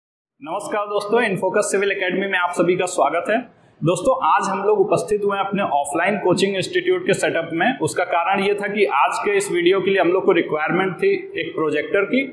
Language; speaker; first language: Hindi; native; Hindi